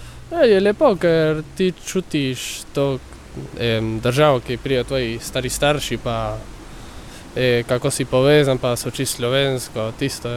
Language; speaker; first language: Slovenian; early bilingual, heritage; Spanish